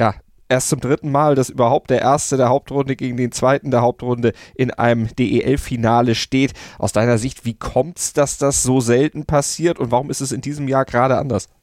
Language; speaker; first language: German; native; German